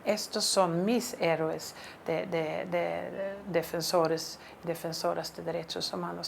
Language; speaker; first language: Spanish; non-native, fluent; Swedish